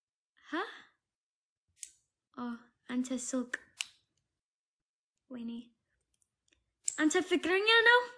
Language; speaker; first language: Amharic; non-native, learner; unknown